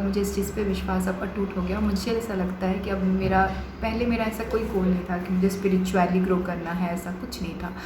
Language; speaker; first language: Hindi; non-native, local second language; Bangla